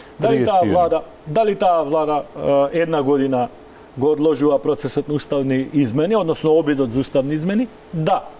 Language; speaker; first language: Macedonian; native; Macedonian